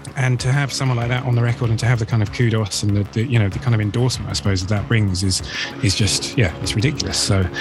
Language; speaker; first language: English; native; English